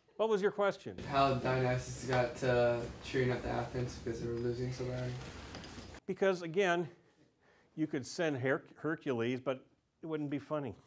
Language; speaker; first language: English; native; English